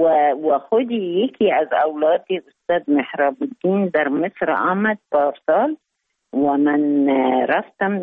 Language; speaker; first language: Persian; non-native, learner; Arabic